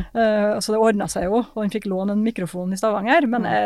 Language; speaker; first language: Norwegian; native; Norwegian